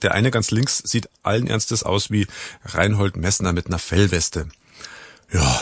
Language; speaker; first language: German; native; German